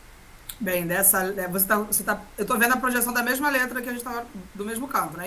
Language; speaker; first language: Portuguese; native; Portuguese